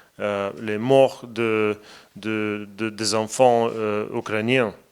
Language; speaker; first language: French; non-native, fluent; Latvian